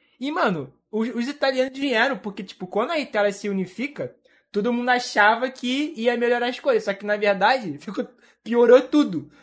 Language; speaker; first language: Portuguese; native; Portuguese